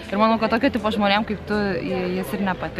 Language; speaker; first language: Lithuanian; native; Lithuanian